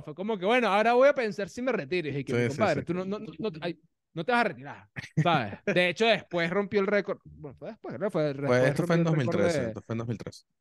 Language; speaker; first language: Spanish; native; Spanish